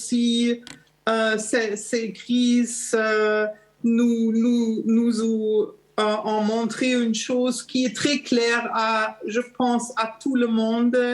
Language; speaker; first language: French; non-native, learner; German